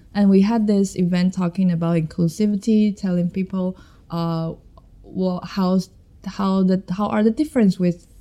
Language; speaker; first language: English; non-native, fluent; Chinese